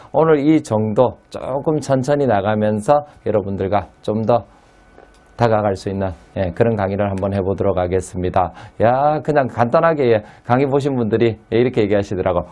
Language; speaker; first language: Korean; native; Korean